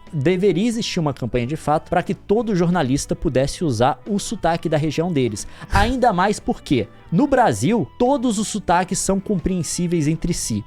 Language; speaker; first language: Portuguese; native; Portuguese